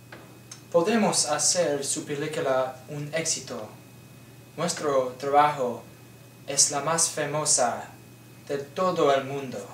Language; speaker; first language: Spanish; non-native, learner; English